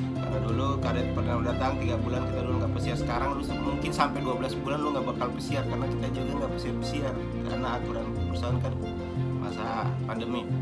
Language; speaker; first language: Indonesian; native; Indonesian